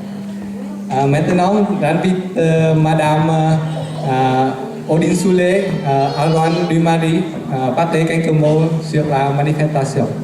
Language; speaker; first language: French; non-native, fluent; Vietnamese